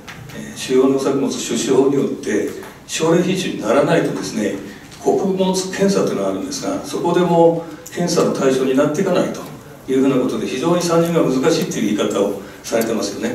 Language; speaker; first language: Japanese; native; Japanese